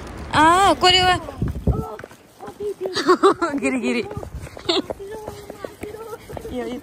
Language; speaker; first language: Japanese; non-native, learner; Nepali